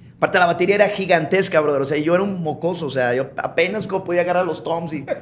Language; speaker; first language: Spanish; early bilingual, heritage; Spanish